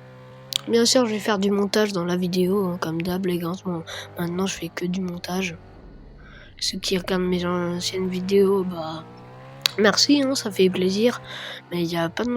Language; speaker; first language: French; native; French